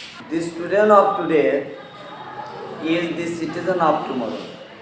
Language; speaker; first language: English; non-native, local second language; Bangla